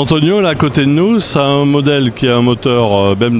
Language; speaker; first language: French; native; French